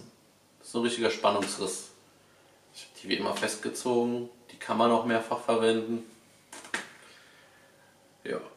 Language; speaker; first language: German; native; German